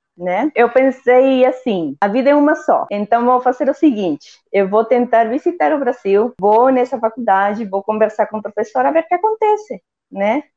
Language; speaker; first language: Portuguese; non-native, fluent; Spanish